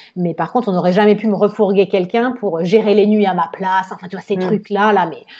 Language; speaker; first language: French; native; French